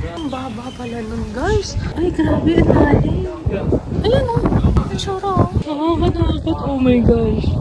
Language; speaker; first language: Filipino; native; Filipino